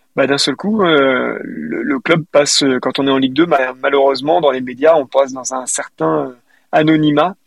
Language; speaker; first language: French; native; French